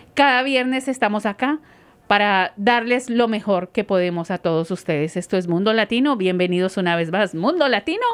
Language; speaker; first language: Spanish; native; Spanish